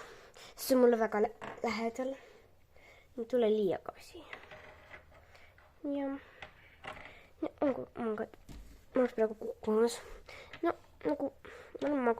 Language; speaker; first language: Estonian; non-native, local second language; Russian